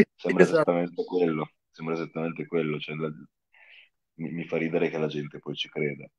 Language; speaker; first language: Italian; non-native, fluent; Russian